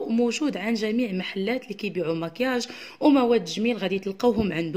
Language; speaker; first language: Arabic; native; Arabic